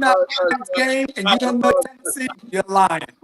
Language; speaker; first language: English; native; English